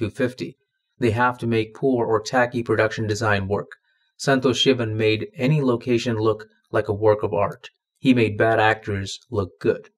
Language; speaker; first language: English; non-native, local second language; Malayalam